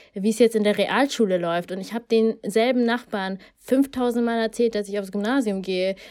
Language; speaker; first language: German; early bilingual, other home language; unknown